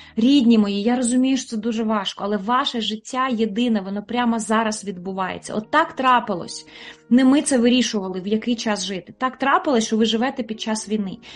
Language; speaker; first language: Ukrainian; native; Ukrainian